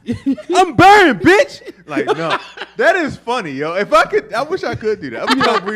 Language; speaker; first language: English; native; English